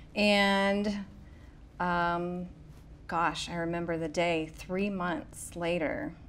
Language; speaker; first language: English; native; English